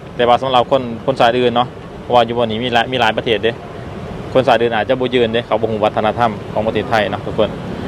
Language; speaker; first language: Thai; native; Thai